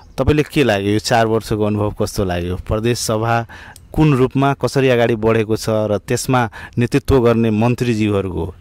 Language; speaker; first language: Nepali; non-native, local second language; Bhojpuri